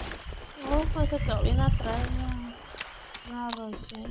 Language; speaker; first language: Spanish; native; Spanish